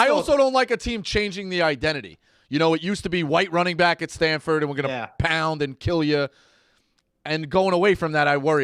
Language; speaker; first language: English; native; English